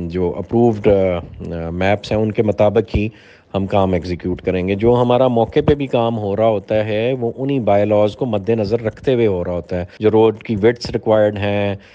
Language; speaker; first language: Urdu; native; Urdu